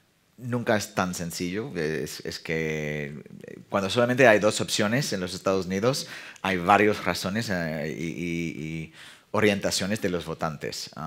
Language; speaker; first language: Spanish; non-native, fluent; English